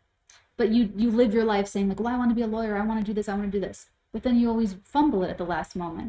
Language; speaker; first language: English; native; English